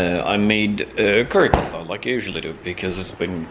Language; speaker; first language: English; non-native, fluent; Swedish